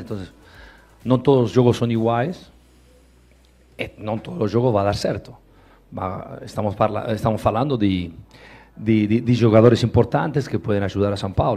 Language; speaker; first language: Portuguese; non-native, fluent; Spanish